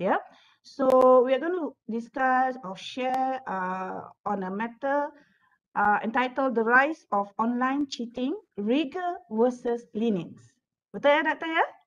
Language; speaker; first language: English; non-native, local second language; Malay